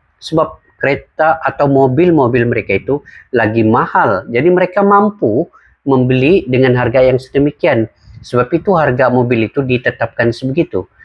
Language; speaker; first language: Malay; native; Malay